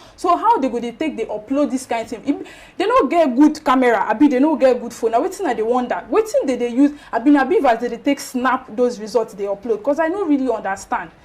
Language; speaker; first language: Nigerian Pidgin; native; Nigerian Pidgin